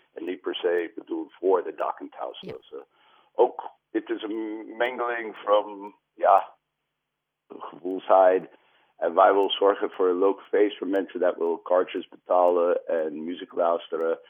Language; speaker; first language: Dutch; non-native, fluent; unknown